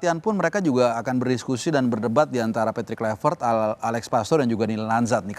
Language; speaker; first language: Indonesian; native; Indonesian